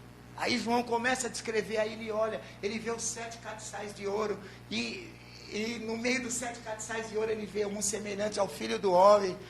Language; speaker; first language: Portuguese; native; Portuguese